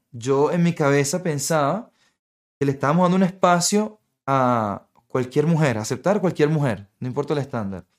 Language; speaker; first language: Spanish; native; Spanish